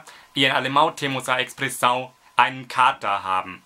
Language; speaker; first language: Portuguese; non-native, learner; German